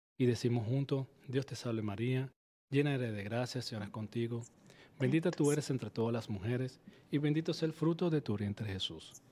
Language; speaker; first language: Spanish; native; Spanish